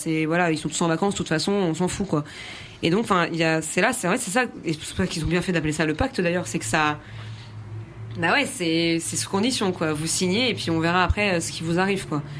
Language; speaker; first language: French; native; French